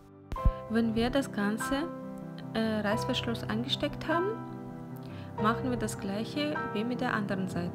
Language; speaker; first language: German; non-native, fluent; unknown